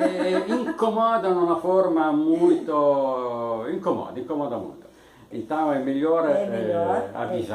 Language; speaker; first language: Portuguese; non-native, fluent; Italian